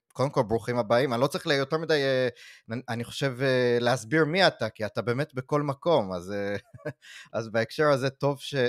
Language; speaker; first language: Hebrew; non-native, fluent; English